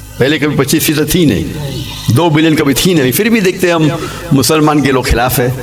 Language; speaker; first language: Urdu; non-native, local second language; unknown